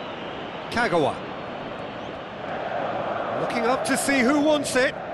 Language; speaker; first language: English; native; English